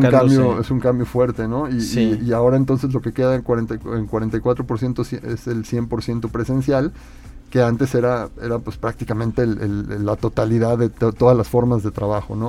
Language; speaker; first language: Spanish; native; Spanish